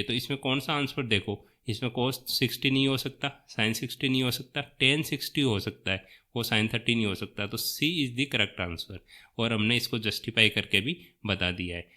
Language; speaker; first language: Hindi; native; Hindi